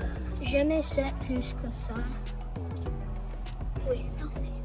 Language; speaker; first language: French; non-native, learner; English